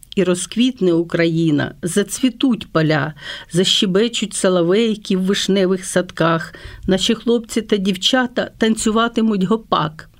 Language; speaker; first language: Ukrainian; non-native, local second language; Russian